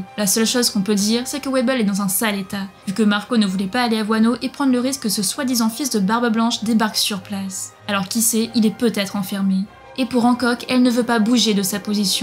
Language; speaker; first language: French; native; French